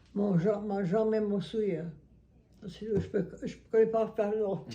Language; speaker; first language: French; native; French